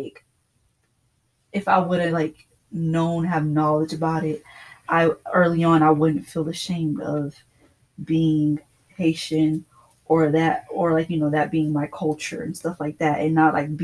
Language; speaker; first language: English; native; English